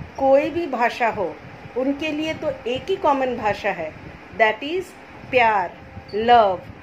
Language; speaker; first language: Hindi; non-native, local second language; Bangla